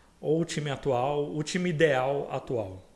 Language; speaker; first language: Portuguese; native; Portuguese